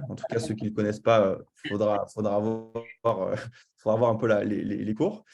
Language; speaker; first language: French; native; French